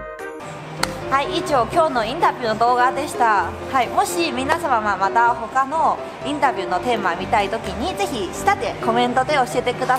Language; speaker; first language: Japanese; non-native, fluent; Chinese